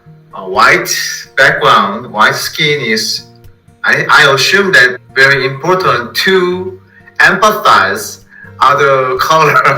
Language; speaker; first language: English; non-native, fluent; Korean